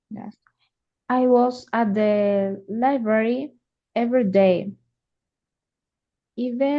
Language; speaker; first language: English; non-native, learner; Spanish